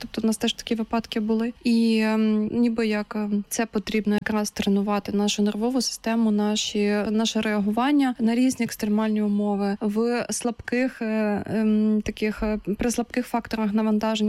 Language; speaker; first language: Ukrainian; native; Ukrainian